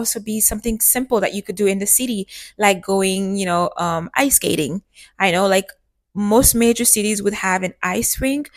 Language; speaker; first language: English; native; English